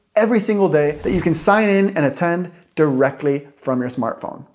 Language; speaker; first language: English; native; English